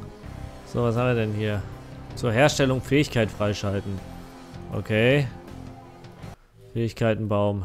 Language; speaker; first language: German; native; German